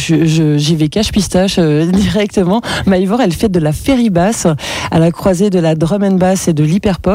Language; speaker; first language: French; native; French